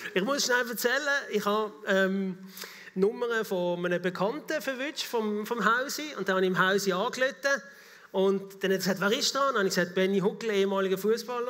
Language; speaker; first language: German; native; German